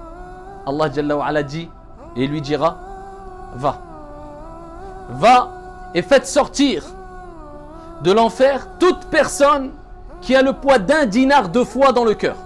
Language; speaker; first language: French; native; French